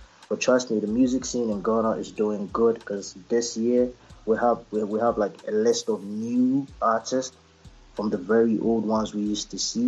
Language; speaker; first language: English; non-native, local second language; Akan